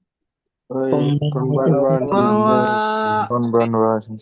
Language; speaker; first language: Japanese; non-native, learner; Indonesian